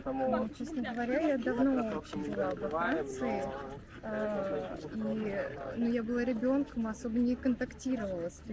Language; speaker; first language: Russian; native; Russian